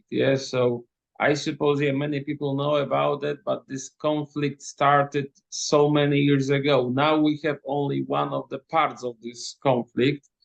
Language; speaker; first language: English; non-native, fluent; Polish